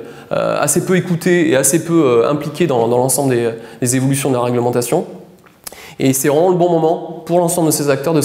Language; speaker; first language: French; native; French